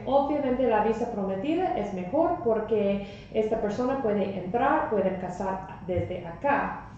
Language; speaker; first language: Spanish; non-native, fluent; English